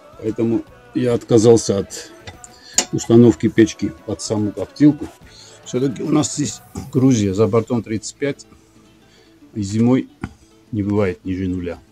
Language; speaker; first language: Russian; non-native, local second language; Georgian